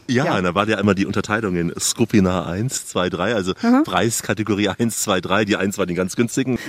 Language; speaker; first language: German; native; German